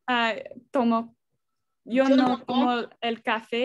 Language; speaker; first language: Spanish; non-native, learner; English